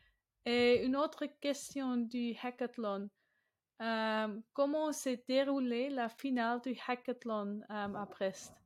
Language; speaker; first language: French; non-native, learner; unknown